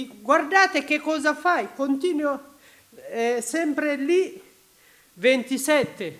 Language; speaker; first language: Italian; non-native, learner; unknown